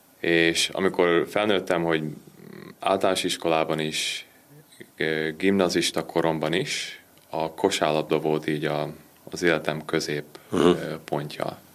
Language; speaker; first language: Hungarian; early bilingual, heritage; Hungarian